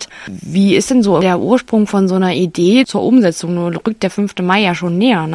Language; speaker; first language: German; native; German